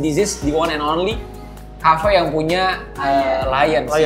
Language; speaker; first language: English; non-native, local second language; Indonesian